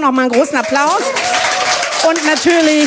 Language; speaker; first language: German; native; German